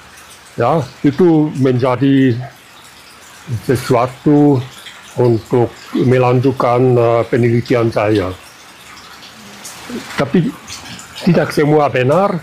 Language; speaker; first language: Indonesian; non-native, fluent; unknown